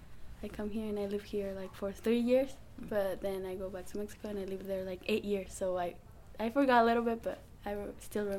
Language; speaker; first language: English; non-native, learner; Spanish